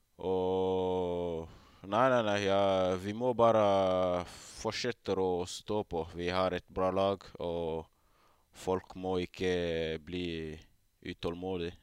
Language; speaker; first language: Norwegian; non-native, fluent; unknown